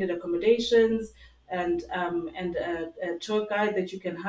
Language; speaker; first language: English; non-native, local second language; Zulu